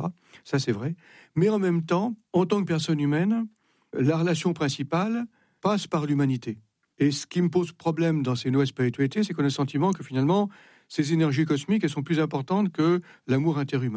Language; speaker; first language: French; native; French